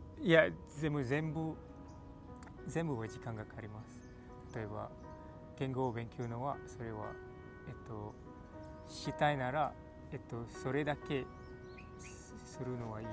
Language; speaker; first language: Japanese; non-native, learner; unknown